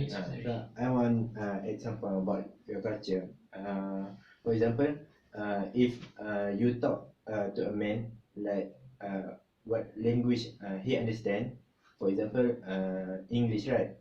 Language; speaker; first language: English; non-native, local second language; Malay